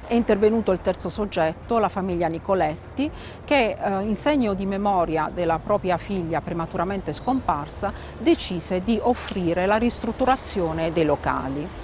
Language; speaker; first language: Italian; native; Italian